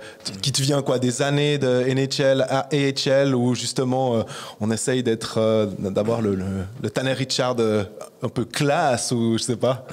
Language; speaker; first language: French; native; French